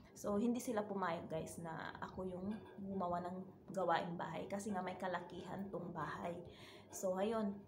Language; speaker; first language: Filipino; native; Filipino